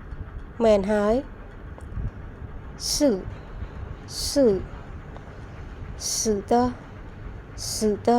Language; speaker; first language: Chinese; non-native, fluent; Khmer